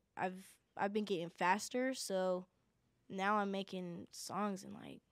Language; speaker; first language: English; native; English